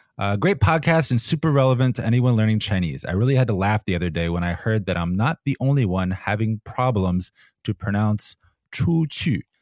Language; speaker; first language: English; native; English